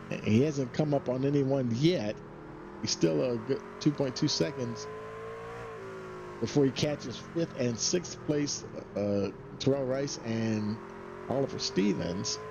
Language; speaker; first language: English; native; English